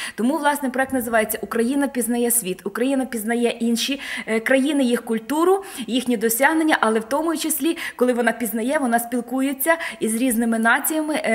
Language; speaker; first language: Ukrainian; native; Ukrainian